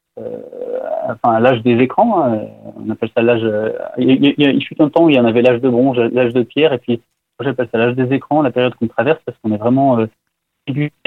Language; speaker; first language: French; native; French